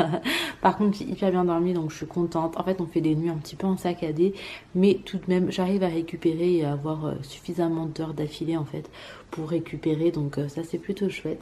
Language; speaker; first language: French; native; French